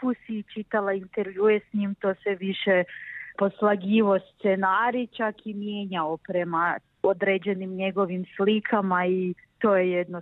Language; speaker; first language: Croatian; native; Croatian